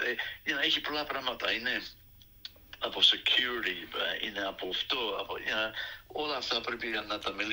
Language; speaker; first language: Greek; early bilingual, other home language; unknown